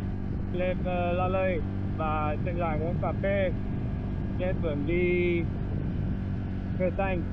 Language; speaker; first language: Vietnamese; non-native, fluent; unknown